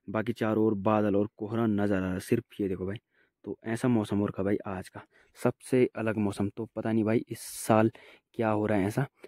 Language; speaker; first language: Hindi; non-native, local second language; Garhwali